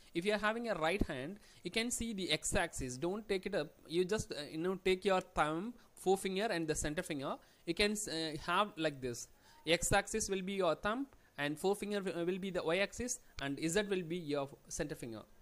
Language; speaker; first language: English; non-native, local second language; Tamil